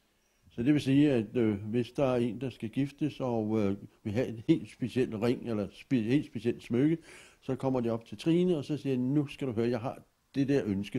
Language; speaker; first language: Danish; native; Danish